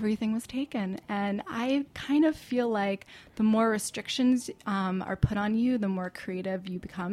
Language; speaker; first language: English; native; English